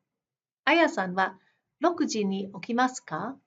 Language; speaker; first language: Japanese; non-native, fluent; English